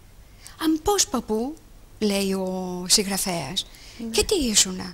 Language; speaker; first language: Greek; native; Greek